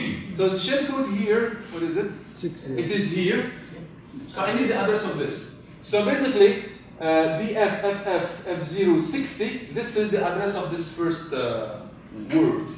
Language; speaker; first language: English; non-native, fluent; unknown